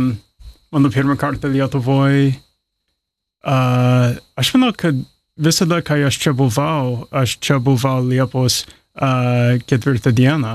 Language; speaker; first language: Lithuanian; non-native, learner; English